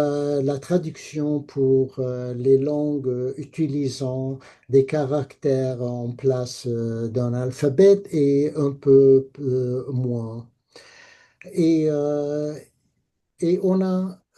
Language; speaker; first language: French; non-native, fluent; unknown